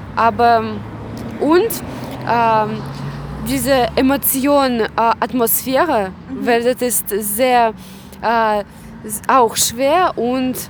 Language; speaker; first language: German; non-native, learner; Russian